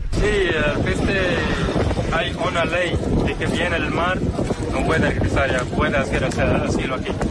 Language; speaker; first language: Spanish; non-native, learner; Arabic